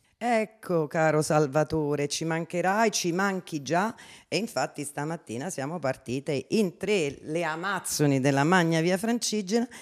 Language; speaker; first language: Italian; native; Italian